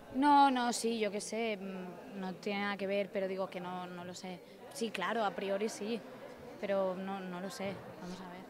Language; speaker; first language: Spanish; native; Spanish